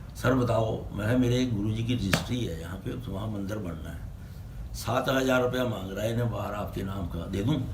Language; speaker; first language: Hindi; non-native, local second language; Punjabi